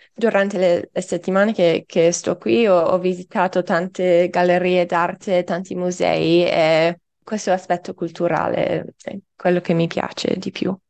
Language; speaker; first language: Italian; non-native, fluent; English